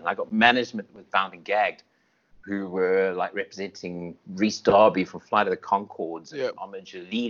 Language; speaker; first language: English; native; English